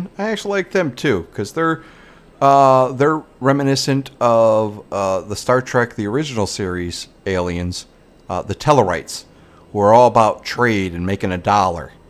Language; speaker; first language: English; native; English